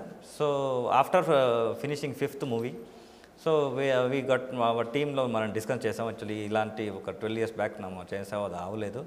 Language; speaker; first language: Telugu; non-native, learner; Kannada